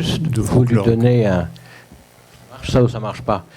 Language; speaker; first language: French; native; French